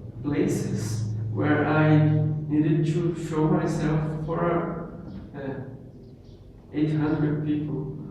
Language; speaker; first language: English; non-native, learner; Portuguese